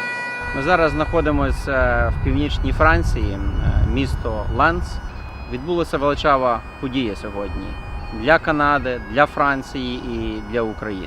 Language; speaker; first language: Ukrainian; native; Ukrainian